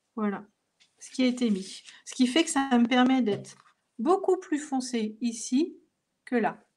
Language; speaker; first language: French; native; French